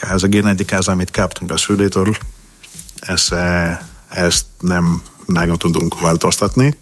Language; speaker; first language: Hungarian; non-native, fluent; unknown